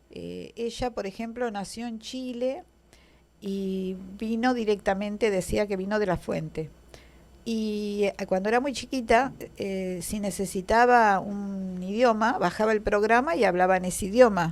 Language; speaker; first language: Spanish; native; Spanish